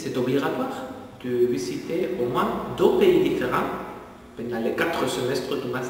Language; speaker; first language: French; non-native, fluent; Spanish